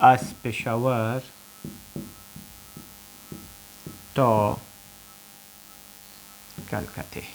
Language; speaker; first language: Persian; non-native, fluent; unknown